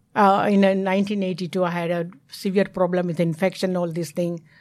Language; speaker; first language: English; non-native, local second language; Gujarati